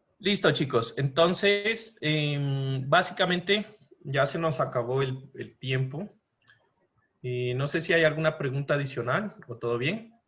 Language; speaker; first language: Spanish; native; Spanish